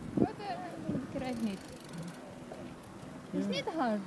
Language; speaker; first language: Dutch; non-native, learner; Filipino